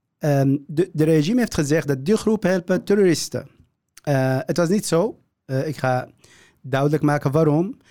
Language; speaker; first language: Dutch; non-native, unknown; Kurdish